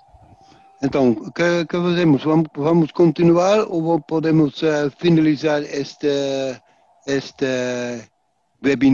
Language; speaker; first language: Portuguese; non-native, fluent; Dutch